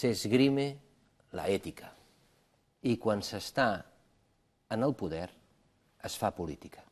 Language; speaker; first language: Catalan; native; Catalan